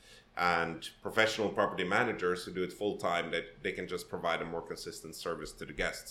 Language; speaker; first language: English; non-native, fluent; Swedish